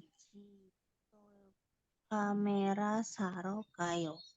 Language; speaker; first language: Korean; non-native, learner; Indonesian